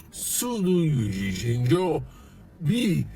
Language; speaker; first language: Chinese; non-native, learner; English